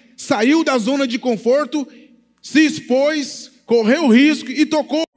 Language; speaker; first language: Portuguese; native; Portuguese